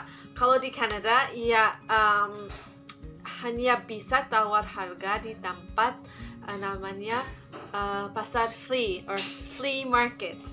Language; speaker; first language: Indonesian; non-native, fluent; English